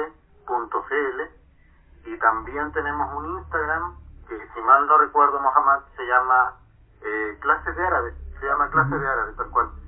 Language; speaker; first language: Spanish; native; Spanish